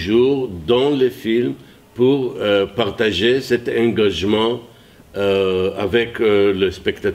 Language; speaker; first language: French; non-native, learner; Hebrew